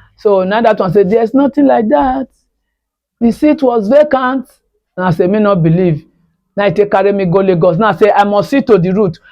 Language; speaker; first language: Nigerian Pidgin; non-native, local second language; Bini